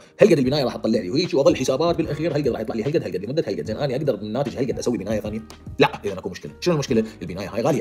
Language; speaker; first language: Arabic; native; Arabic